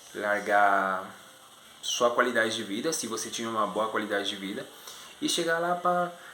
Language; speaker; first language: Portuguese; non-native, fluent; Spanish